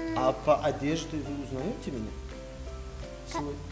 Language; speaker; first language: Russian; non-native, fluent; Tajik